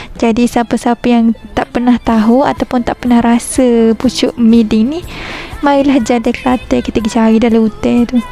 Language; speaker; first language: Malay; native; Malay